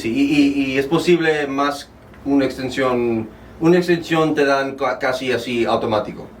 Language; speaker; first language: Spanish; early bilingual, heritage; Spanish